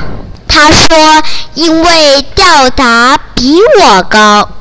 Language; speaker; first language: Chinese; non-native, local second language; Cantonese